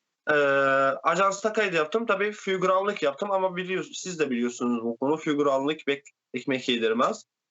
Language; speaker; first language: Turkish; non-native, fluent; Arabic